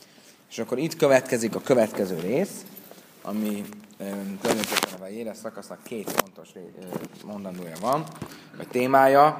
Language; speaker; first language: Hungarian; native; Hungarian